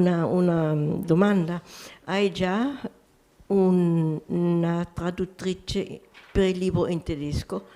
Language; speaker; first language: Italian; non-native, local second language; German